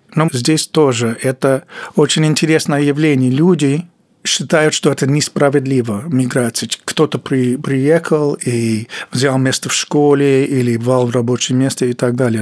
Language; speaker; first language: Russian; non-native, fluent; English